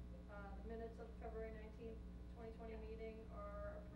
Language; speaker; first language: English; native; English